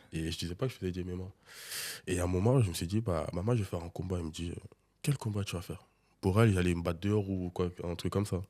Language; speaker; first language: French; early bilingual, other home language; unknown